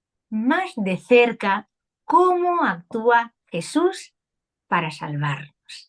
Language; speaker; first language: Spanish; native; Spanish